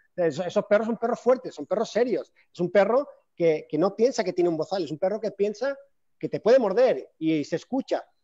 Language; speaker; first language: Spanish; native; Spanish